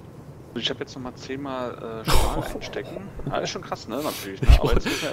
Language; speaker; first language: German; native; German